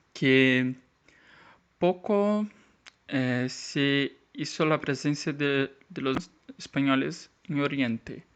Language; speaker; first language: Spanish; non-native, learner; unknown